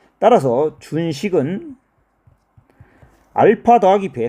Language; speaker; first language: Korean; native; Korean